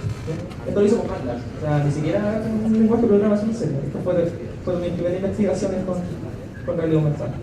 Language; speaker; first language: Spanish; native; Spanish